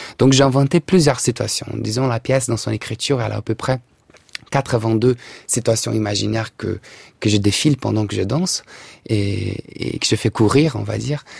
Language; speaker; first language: French; non-native, fluent; Portuguese